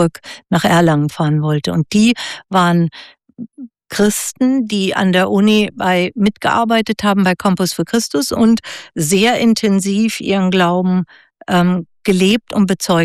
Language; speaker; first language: German; native; German